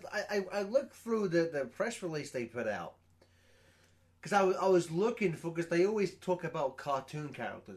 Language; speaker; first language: English; native; English